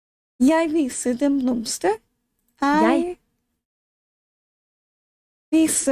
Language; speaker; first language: Norwegian; non-native, learner; English